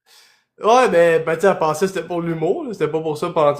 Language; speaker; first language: French; native; French